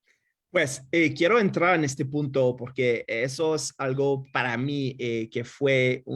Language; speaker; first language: Spanish; non-native, fluent; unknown